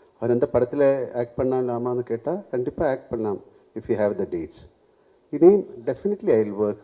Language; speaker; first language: Tamil; non-native, local second language; Malayalam